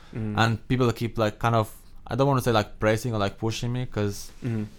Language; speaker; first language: English; non-native, fluent; Albanian